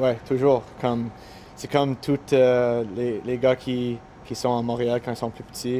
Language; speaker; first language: French; non-native, local second language; English